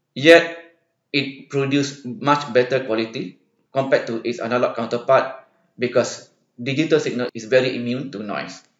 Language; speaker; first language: English; non-native, local second language; Malay